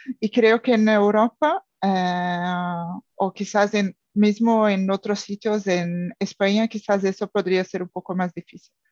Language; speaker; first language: Spanish; non-native, fluent; Portuguese